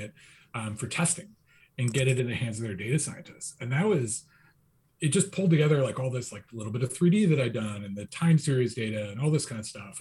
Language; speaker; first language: English; native; English